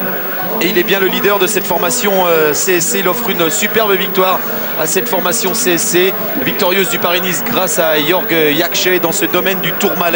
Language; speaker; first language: French; native; French